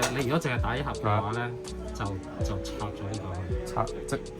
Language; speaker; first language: Chinese; native; Chinese